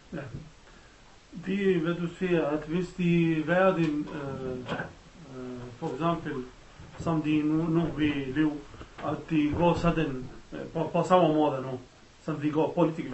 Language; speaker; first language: Danish; non-native, learner; Arabic